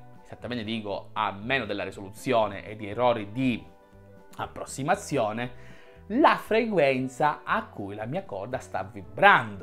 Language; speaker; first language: Italian; native; Italian